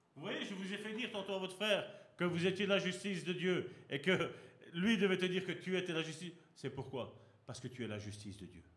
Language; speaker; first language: French; native; French